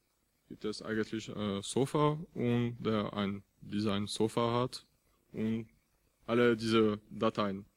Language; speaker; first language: German; non-native, fluent; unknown